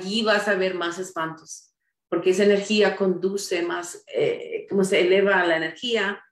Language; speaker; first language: Spanish; early bilingual, heritage; Spanish